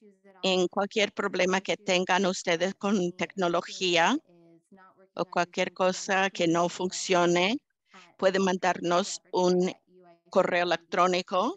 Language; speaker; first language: Spanish; early bilingual, heritage; English